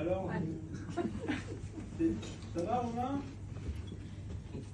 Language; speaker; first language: French; native; French